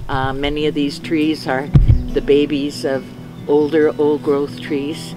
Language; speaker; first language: English; native; English